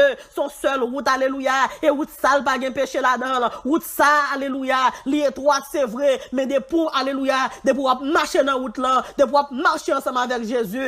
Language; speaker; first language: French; non-native, local second language; Haitian Creole